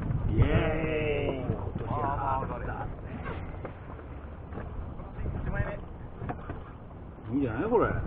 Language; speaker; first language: Japanese; native; Japanese